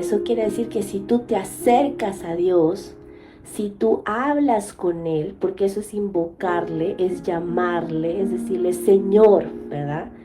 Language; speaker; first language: Spanish; native; Spanish